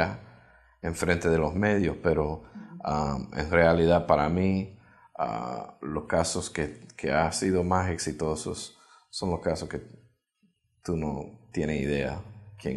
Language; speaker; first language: Spanish; early bilingual, heritage; Spanish